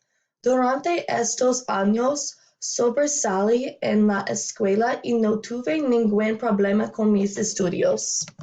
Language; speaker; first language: Spanish; non-native, learner; English